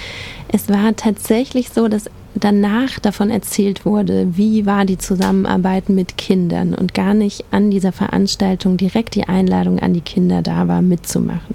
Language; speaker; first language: German; native; German